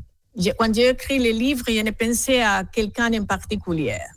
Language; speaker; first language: French; non-native, fluent; Spanish